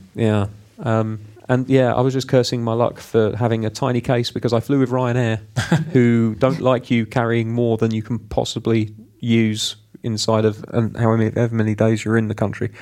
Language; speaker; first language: English; native; English